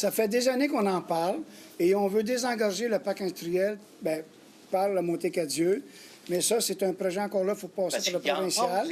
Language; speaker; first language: French; native; French